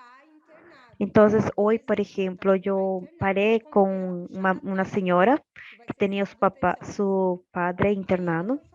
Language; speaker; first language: Spanish; non-native, learner; Portuguese